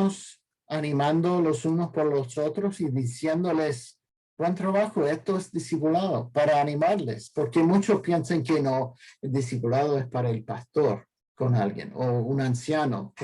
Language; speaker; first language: Spanish; non-native, fluent; English